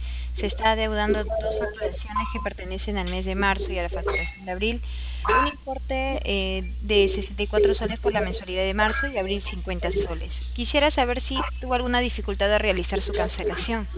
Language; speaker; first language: Spanish; native; Spanish